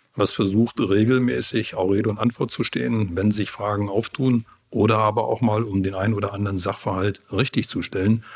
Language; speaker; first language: German; native; German